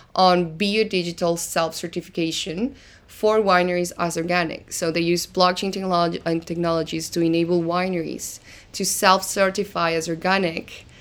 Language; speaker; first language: English; non-native, fluent; Spanish